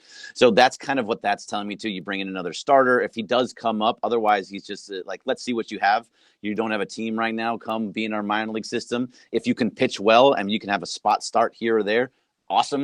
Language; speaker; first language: English; native; English